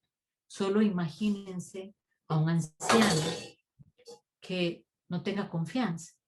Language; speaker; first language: Spanish; native; Spanish